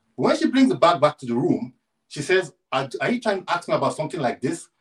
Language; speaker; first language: English; non-native, local second language; Yoruba